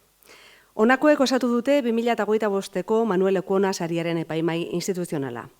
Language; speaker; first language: Basque; native; Basque